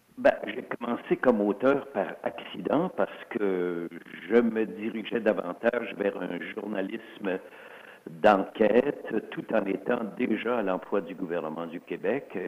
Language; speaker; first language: French; early bilingual, other home language; Swiss German